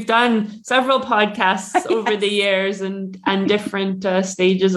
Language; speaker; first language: English; native; English